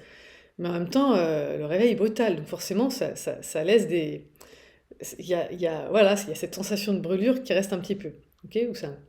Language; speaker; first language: French; native; French